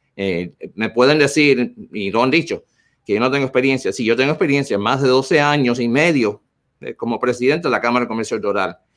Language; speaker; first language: Spanish; early bilingual, heritage; Spanish